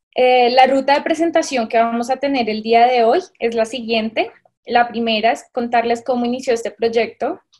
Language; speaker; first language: Spanish; native; Spanish